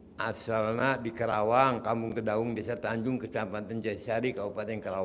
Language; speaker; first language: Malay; non-native, local second language; Sundanese